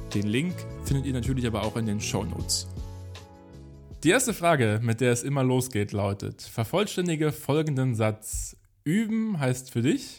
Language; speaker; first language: German; native; German